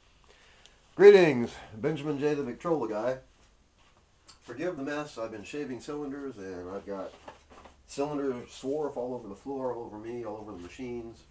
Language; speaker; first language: English; native; English